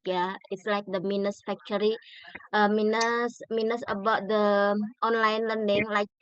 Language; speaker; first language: English; non-native, learner; Indonesian